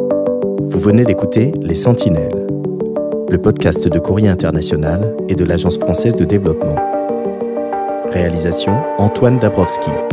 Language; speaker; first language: French; native; French